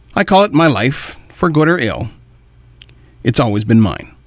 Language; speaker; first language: English; native; English